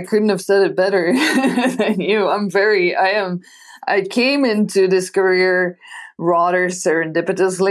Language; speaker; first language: English; non-native, fluent; Dutch